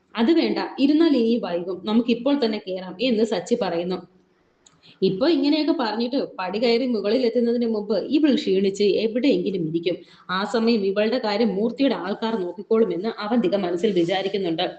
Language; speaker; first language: Malayalam; native; Malayalam